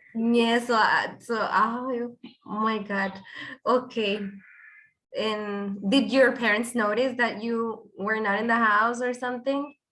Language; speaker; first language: English; non-native, fluent; Spanish